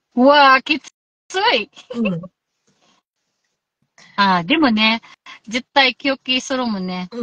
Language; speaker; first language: Japanese; non-native, local second language; Filipino